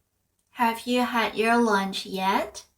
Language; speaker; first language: English; non-native, fluent; Korean